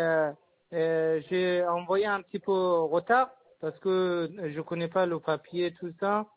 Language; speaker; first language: French; non-native, learner; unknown